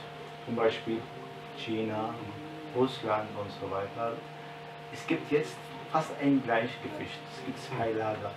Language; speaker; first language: German; non-native, learner; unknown